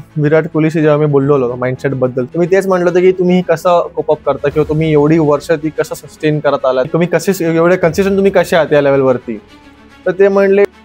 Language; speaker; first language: Marathi; native; Marathi